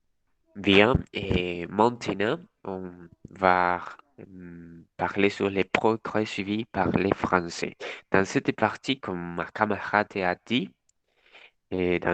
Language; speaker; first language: French; non-native, learner; Spanish